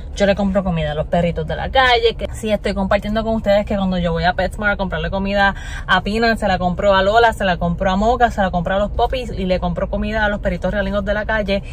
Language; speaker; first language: Spanish; native; Spanish